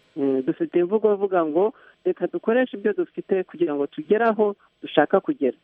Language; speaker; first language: Kinyarwanda; early bilingual, heritage; Kinyarwanda